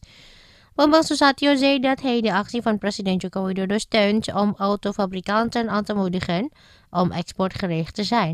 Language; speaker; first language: Dutch; non-native, fluent; Indonesian